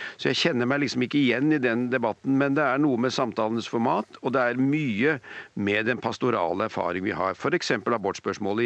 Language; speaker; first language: Norwegian; native; Norwegian